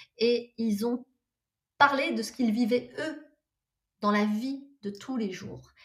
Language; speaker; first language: French; non-native, local second language; Arabic